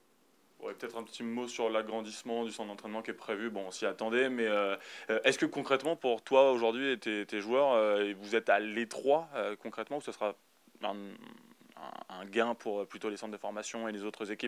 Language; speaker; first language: French; native; French